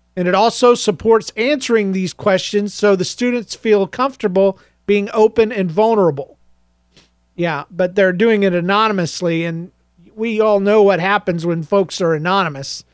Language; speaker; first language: English; native; English